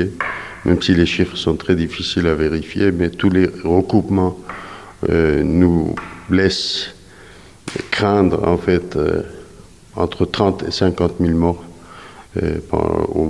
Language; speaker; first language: French; non-native, fluent; Persian